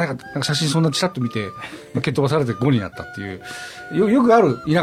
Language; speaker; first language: Japanese; native; Japanese